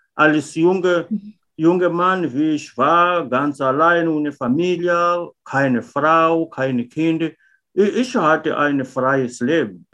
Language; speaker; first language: German; non-native, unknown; Portuguese